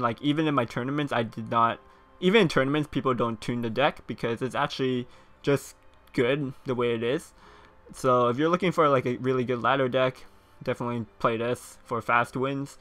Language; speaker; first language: English; native; English